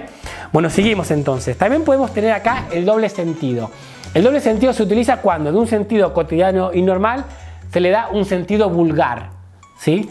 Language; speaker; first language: Spanish; native; Spanish